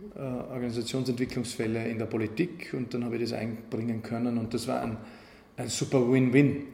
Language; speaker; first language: German; native; German